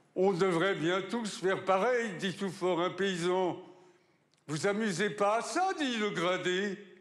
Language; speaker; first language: French; native; French